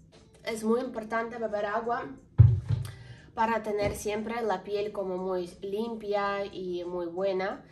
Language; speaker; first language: Spanish; non-native, learner; Ukrainian